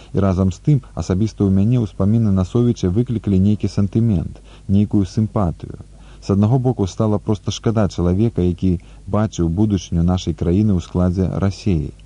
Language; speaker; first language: Belarusian; native; Belarusian